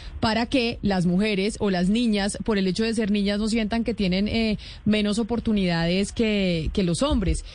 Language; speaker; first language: Spanish; native; Spanish